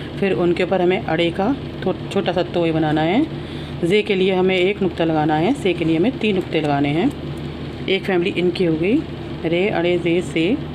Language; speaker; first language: Hindi; native; Hindi